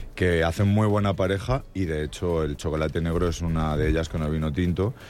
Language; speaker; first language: Spanish; native; Spanish